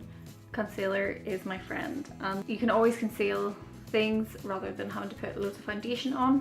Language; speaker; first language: English; native; English